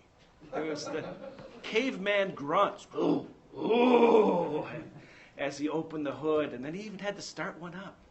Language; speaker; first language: English; native; English